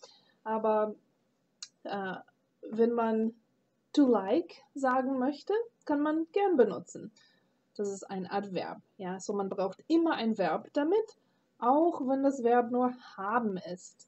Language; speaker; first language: German; non-native, fluent; English